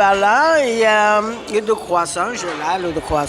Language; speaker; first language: French; non-native, learner; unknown